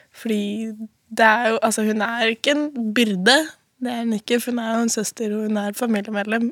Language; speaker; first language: Norwegian; native; Norwegian